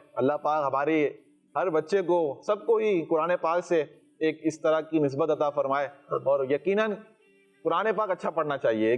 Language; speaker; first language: Urdu; native; Urdu